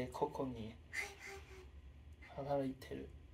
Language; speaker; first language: Japanese; non-native, fluent; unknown